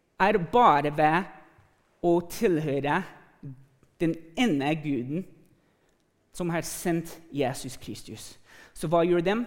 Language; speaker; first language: Norwegian; non-native, fluent; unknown